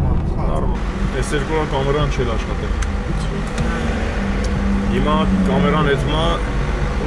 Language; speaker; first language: Russian; non-native, learner; Armenian